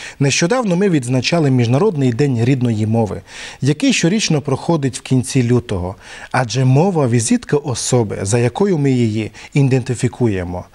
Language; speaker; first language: Ukrainian; non-native, local second language; Romany